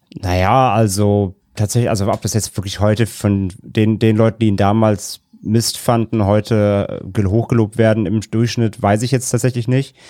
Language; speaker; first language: German; native; German